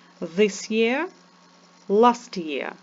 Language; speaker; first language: English; non-native, fluent; Ukrainian